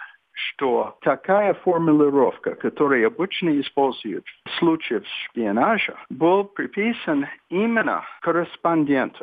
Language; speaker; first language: Russian; non-native, fluent; English